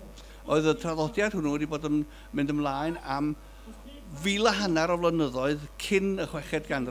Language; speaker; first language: Welsh; native; Welsh